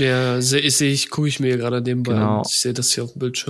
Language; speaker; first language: German; native; German